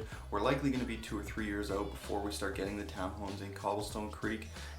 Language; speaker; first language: English; native; English